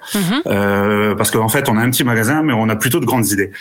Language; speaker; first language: French; native; French